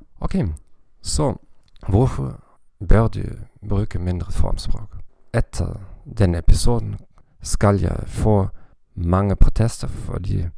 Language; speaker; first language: Norwegian; non-native, learner; German